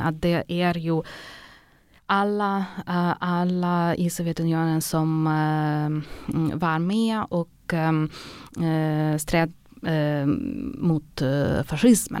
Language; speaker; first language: Swedish; non-native, fluent; Ukrainian